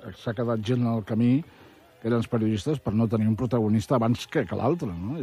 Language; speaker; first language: Catalan; native; Catalan